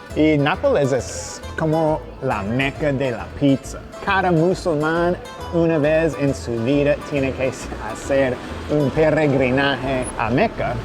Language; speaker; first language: Spanish; non-native, fluent; English